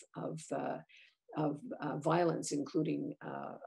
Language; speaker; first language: English; native; English